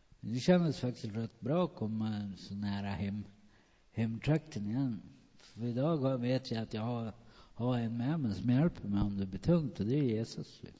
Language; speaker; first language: Swedish; native; Swedish